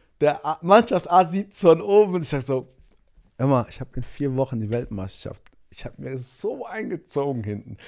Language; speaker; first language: German; early bilingual, other home language; Portuguese